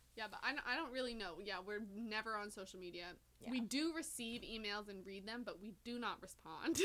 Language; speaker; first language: English; native; English